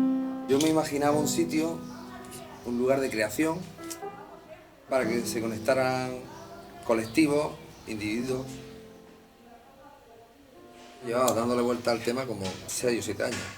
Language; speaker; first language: Spanish; native; Spanish